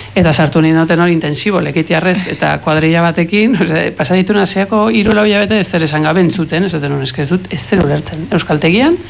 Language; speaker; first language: Basque; early bilingual, heritage; Spanish